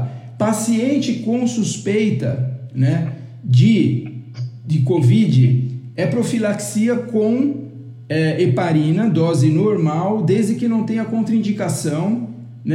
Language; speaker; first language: Portuguese; native; Portuguese